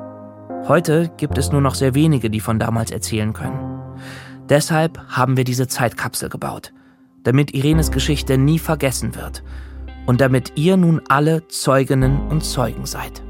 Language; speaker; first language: German; native; German